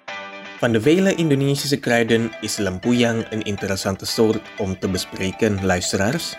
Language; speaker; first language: Dutch; non-native, fluent; Indonesian